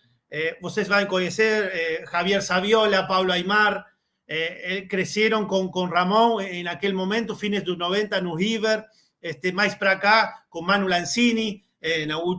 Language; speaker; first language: Portuguese; non-native, learner; Spanish